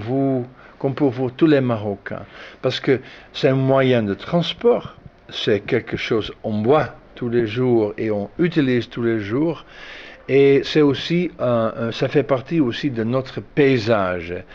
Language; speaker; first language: French; non-native, fluent; Dutch